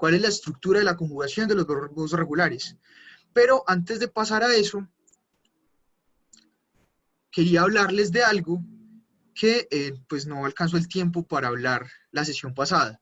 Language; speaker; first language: Spanish; native; Spanish